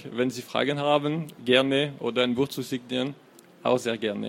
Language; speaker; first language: German; non-native, fluent; French